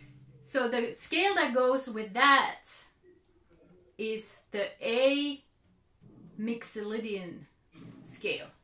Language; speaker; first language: English; non-native, fluent; Finnish